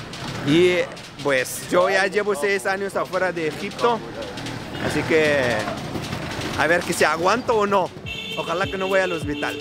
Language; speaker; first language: Spanish; non-native, fluent; Arabic